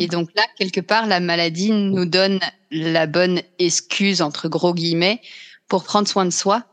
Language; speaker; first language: French; native; French